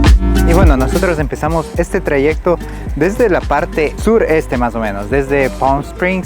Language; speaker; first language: Spanish; native; Spanish